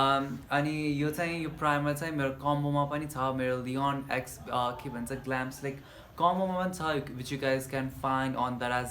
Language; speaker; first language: Nepali; native; Nepali